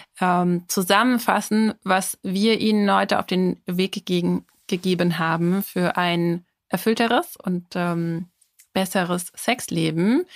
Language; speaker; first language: German; native; German